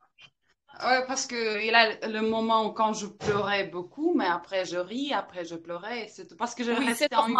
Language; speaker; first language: French; non-native, learner; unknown